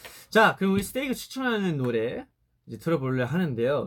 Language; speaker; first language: Korean; early bilingual, heritage; Korean